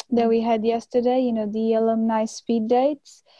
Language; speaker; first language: English; non-native, fluent; Portuguese